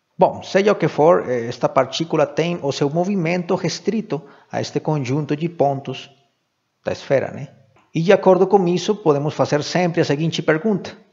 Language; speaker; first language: Portuguese; non-native, fluent; Spanish